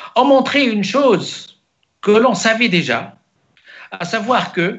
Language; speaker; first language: French; non-native, local second language; Arabic